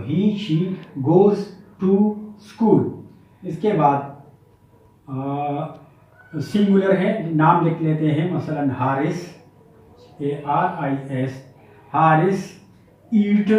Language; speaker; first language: Urdu; native; Urdu